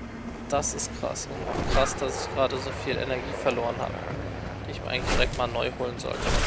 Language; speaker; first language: German; native; German